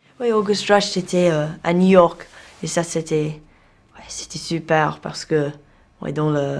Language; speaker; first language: French; non-native, learner; English